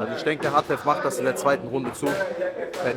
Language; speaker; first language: German; native; German